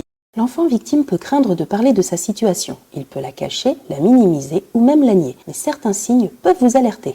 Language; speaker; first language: French; native; French